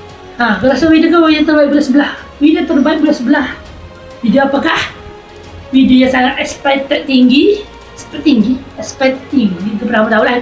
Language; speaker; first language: Malay; native; Malay